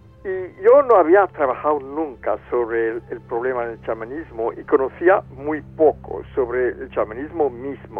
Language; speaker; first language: Spanish; non-native, fluent; French